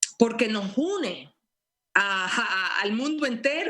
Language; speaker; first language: Spanish; early bilingual, heritage; Spanish